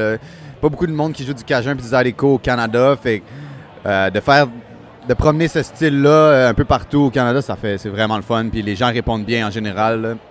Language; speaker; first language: French; native; French